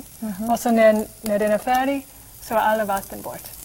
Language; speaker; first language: Swedish; non-native, fluent; English